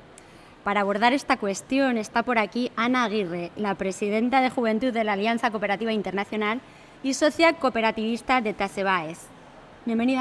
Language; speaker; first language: Spanish; native; Spanish